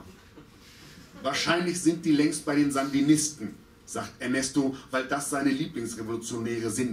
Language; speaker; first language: German; native; German